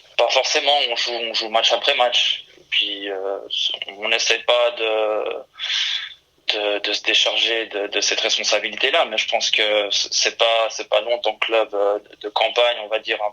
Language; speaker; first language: French; early bilingual, other home language; Portuguese